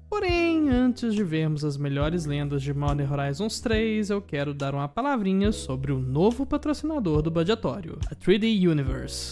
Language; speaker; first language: Portuguese; native; Portuguese